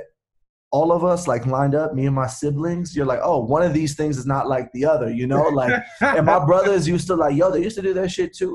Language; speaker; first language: English; native; English